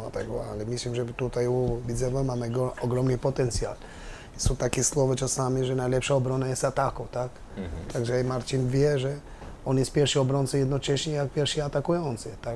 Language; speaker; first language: Polish; non-native, learner; Albanian